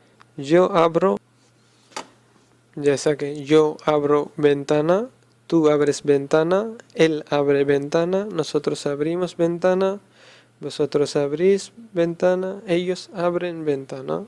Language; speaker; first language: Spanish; non-native, learner; Urdu